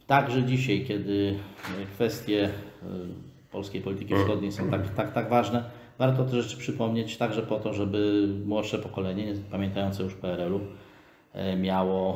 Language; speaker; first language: Polish; native; Polish